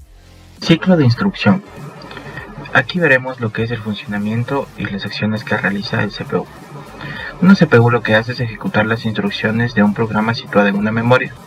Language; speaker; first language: Spanish; native; Spanish